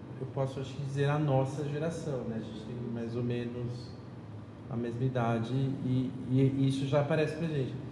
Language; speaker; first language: Portuguese; native; Portuguese